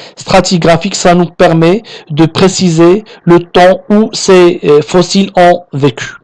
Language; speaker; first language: French; non-native, local second language; Arabic